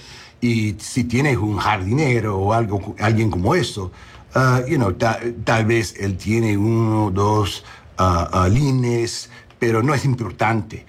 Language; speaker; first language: Spanish; non-native, learner; English